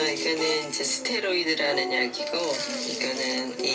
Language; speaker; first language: Korean; native; Korean